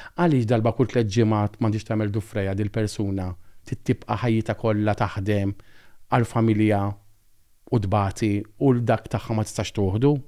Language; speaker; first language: Maltese; native; Maltese